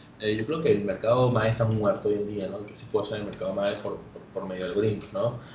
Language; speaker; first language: Spanish; native; Spanish